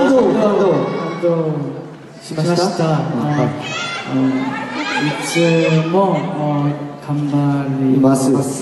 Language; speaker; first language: Japanese; non-native, learner; Korean